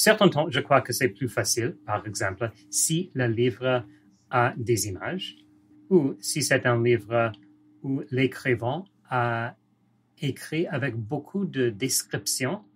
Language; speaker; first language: French; non-native, learner; English